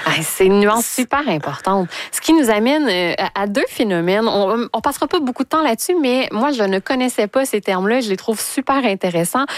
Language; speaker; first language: French; native; French